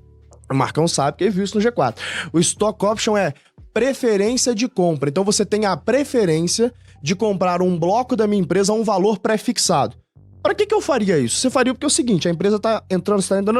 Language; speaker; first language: Portuguese; native; Portuguese